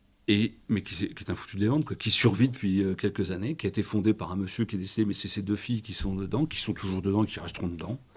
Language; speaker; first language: French; native; French